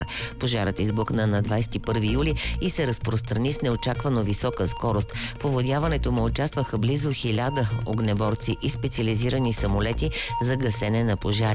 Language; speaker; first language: Bulgarian; native; Bulgarian